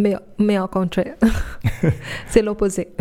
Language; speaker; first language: French; non-native, fluent; English